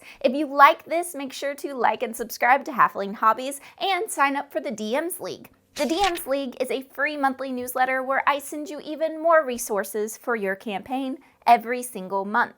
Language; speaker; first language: English; native; English